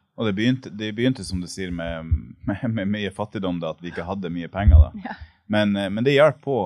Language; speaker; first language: Norwegian; native; Norwegian